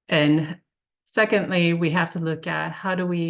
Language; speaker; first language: English; early bilingual, other home language; Korean